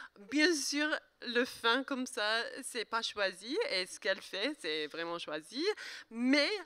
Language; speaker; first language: French; non-native, learner; English